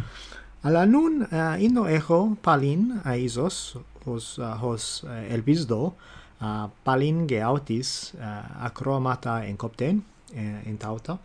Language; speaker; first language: Greek; non-native, fluent; English